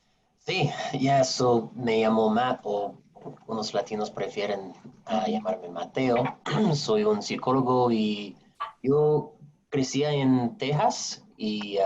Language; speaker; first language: Spanish; non-native, fluent; English